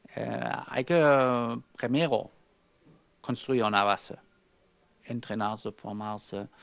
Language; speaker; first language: Spanish; non-native, fluent; German